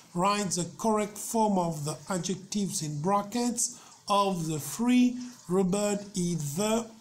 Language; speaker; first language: English; non-native, local second language; Morisyen